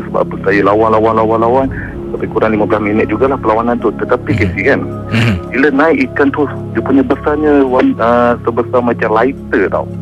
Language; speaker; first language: Malay; native; Malay